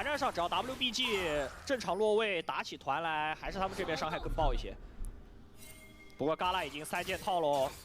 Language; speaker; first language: Chinese; native; Chinese